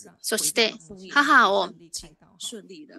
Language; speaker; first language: Japanese; non-native, fluent; Chinese